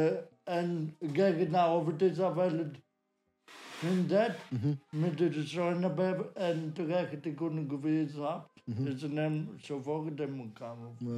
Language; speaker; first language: German; non-native, learner; Polish